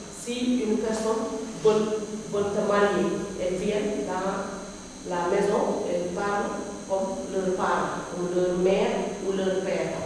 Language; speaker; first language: French; non-native, learner; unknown